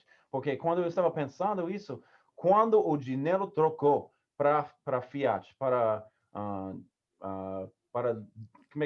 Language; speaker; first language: Portuguese; non-native, learner; English